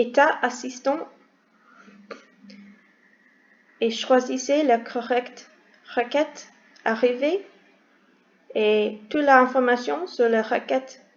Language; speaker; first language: French; non-native, learner; English